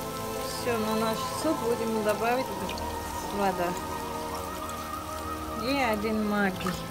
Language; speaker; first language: Russian; non-native, learner; Tajik